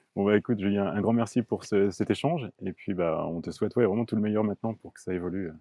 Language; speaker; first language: French; native; French